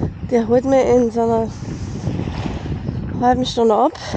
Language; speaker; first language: German; native; German